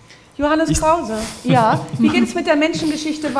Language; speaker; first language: German; native; German